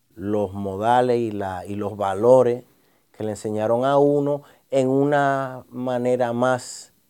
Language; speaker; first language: Spanish; early bilingual, heritage; Spanish